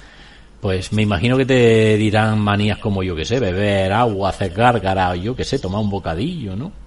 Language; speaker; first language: Spanish; native; Spanish